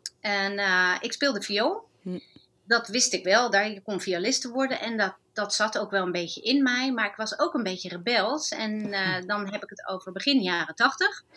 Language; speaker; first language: Dutch; non-native, fluent; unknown